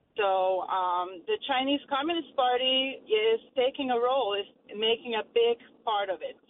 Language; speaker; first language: English; early bilingual, other home language; Croatian